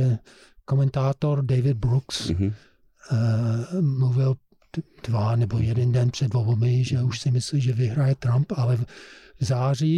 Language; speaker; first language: Czech; non-native, fluent; English